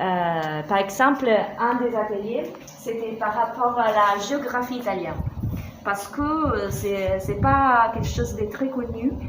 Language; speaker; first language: French; non-native, fluent; Italian